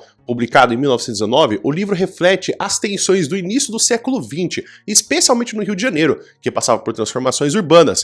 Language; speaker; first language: Portuguese; native; Portuguese